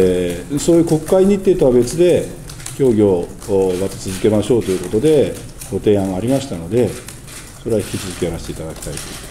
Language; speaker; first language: Japanese; native; Japanese